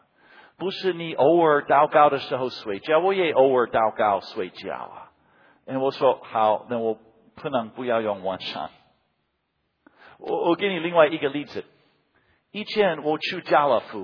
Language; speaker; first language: Chinese; non-native, fluent; English